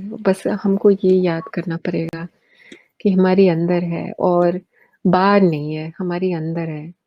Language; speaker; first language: Hindi; early bilingual, heritage; Hindi